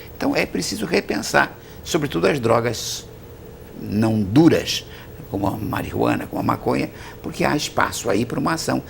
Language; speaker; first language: Portuguese; native; Portuguese